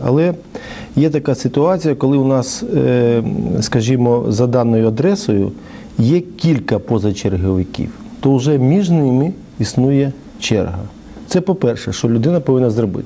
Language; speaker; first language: Ukrainian; native; Ukrainian